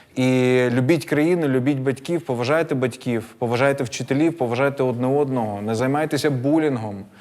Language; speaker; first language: Ukrainian; non-native, local second language; Russian